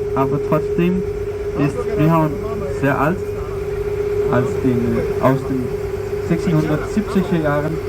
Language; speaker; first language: German; non-native, learner; Danish